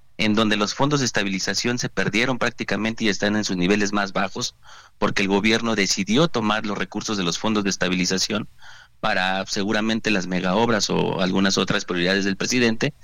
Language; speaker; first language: Spanish; native; Spanish